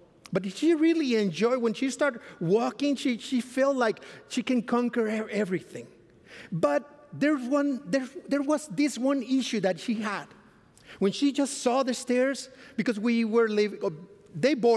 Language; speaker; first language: English; non-native, fluent; Spanish